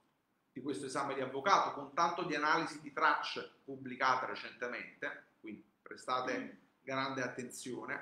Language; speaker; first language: Italian; native; Italian